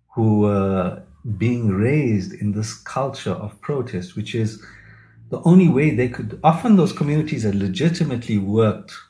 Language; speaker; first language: English; native; English